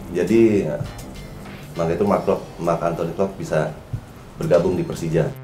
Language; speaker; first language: Indonesian; native; Indonesian